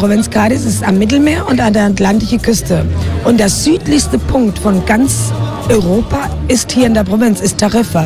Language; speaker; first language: German; non-native, fluent; Spanish